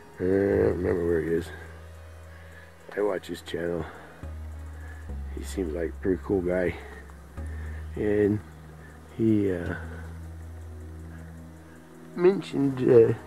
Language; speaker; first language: English; native; English